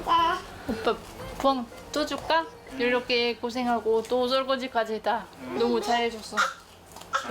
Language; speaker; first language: Korean; non-native, fluent; French